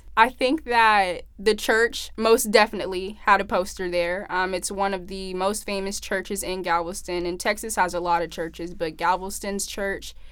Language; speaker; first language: English; native; English